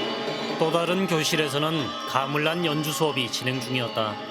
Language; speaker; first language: Korean; native; Korean